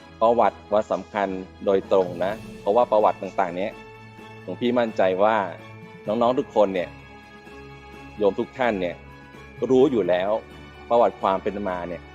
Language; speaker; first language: Thai; native; Thai